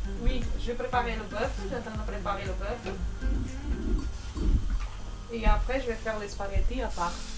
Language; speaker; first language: French; non-native, fluent; Portuguese